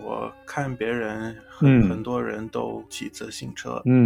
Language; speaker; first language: Chinese; non-native, fluent; English